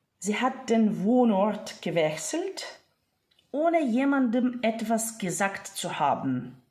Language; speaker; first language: German; non-native, fluent; Ukrainian